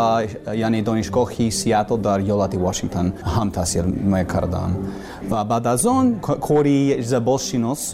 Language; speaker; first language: Persian; non-native, learner; English